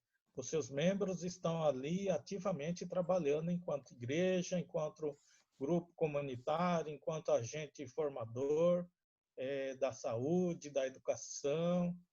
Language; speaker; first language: Portuguese; non-native, local second language; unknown